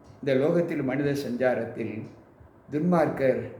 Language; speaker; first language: Tamil; native; Tamil